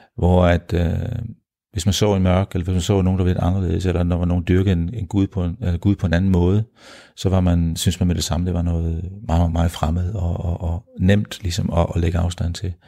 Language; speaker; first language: Danish; early bilingual, heritage; Danish